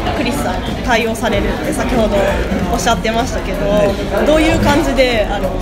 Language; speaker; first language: Japanese; native; Japanese